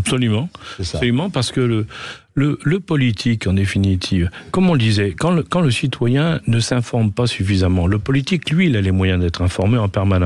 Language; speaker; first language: French; native; French